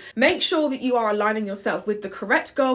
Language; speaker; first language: English; native; English